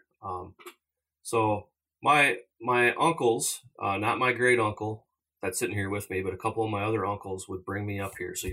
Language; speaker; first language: English; native; English